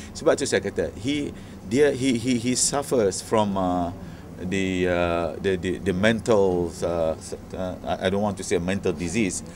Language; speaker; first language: English; non-native, local second language; Malay